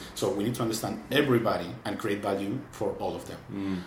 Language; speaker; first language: English; non-native, fluent; Spanish